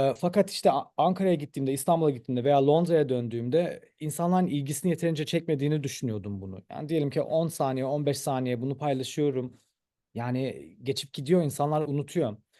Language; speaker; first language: Turkish; early bilingual, heritage; Turkish